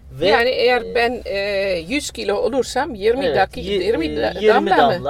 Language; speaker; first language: Turkish; non-native, fluent; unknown